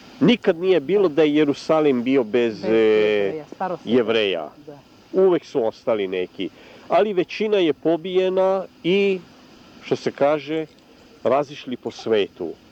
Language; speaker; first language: Serbian; non-native, local second language; Hungarian